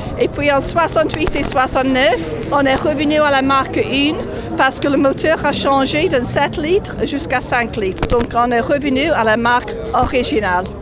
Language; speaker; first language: French; non-native, fluent; English